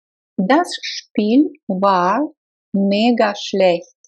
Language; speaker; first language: German; non-native, fluent; Russian